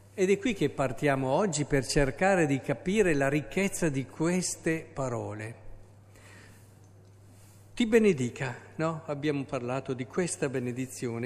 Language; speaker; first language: Italian; native; Italian